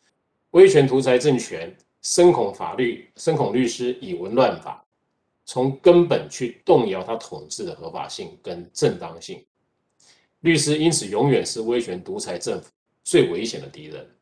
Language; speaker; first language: Chinese; native; Chinese